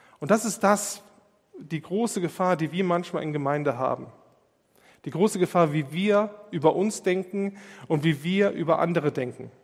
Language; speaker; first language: German; native; German